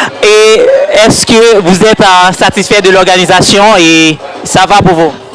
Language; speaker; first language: French; native; French